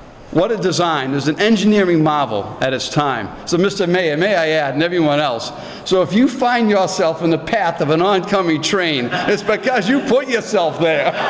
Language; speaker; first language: English; native; English